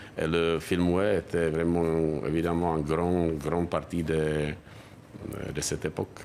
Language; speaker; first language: French; non-native, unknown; Czech